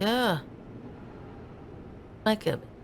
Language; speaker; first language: English; native; English